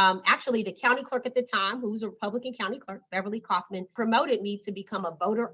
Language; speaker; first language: English; native; English